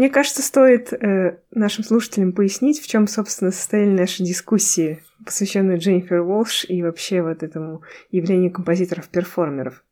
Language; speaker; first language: Russian; native; Russian